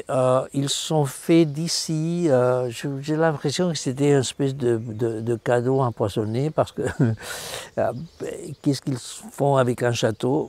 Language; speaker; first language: French; non-native, fluent; Spanish